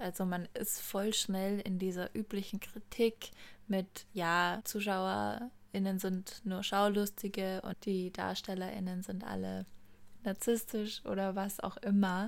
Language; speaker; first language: German; native; German